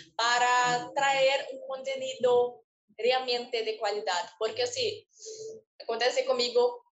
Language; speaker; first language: Spanish; non-native, learner; Portuguese